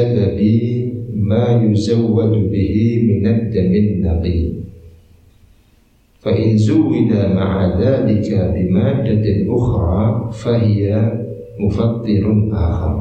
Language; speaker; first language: Arabic; non-native, fluent; Indonesian